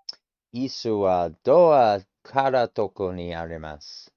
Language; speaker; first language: Japanese; non-native, learner; English